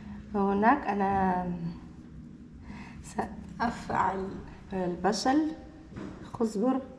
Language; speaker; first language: Arabic; non-native, learner; Portuguese